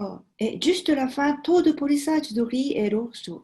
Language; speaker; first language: French; non-native, learner; Japanese